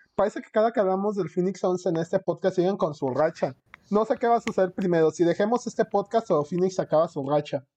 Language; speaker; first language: Spanish; early bilingual, heritage; Spanish